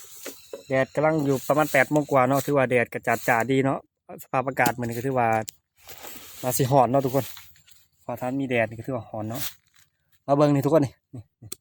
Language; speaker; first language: Thai; non-native, local second language; Lao